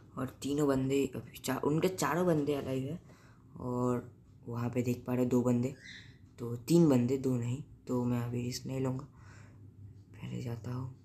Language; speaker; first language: Hindi; native; Hindi